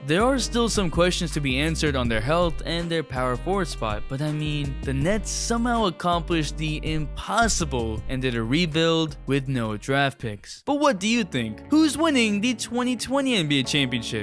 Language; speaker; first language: English; native; English